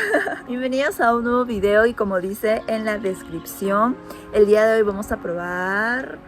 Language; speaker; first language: Spanish; native; Spanish